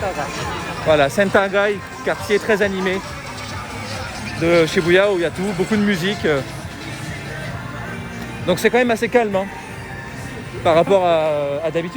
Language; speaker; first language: French; native; French